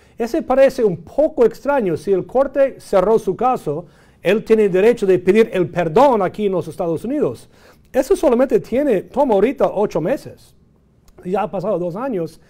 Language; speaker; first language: Spanish; non-native, fluent; English